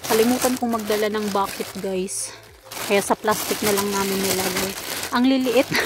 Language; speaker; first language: Filipino; non-native, local second language; Cebuano